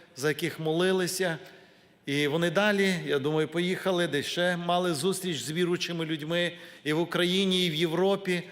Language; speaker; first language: Ukrainian; native; Ukrainian